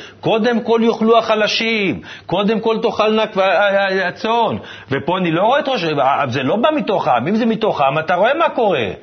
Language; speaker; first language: Hebrew; native; Hebrew